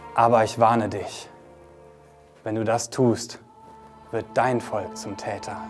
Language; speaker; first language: German; native; German